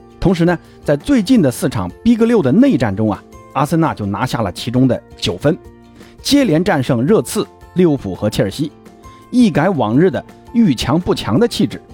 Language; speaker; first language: Chinese; native; Chinese